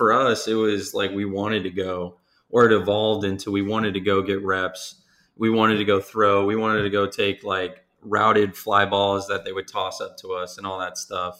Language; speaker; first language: English; native; English